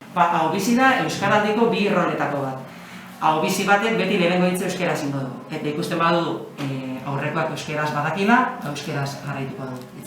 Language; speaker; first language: Basque; native; Basque